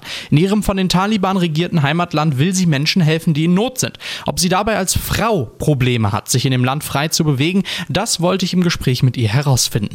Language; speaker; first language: German; native; German